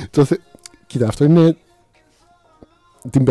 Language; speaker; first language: Greek; native; Greek